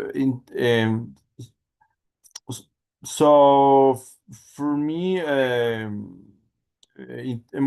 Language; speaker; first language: English; non-native, learner; Spanish